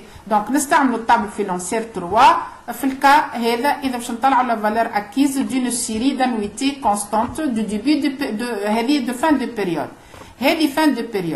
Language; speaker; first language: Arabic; native; Arabic